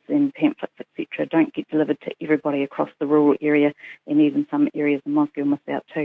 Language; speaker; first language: English; native; English